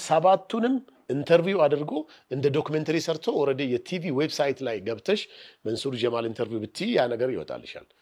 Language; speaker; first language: Amharic; non-native, local second language; Oromo